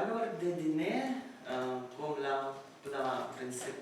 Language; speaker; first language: French; non-native, learner; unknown